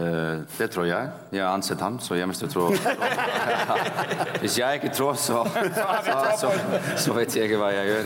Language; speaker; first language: Danish; non-native, fluent; Icelandic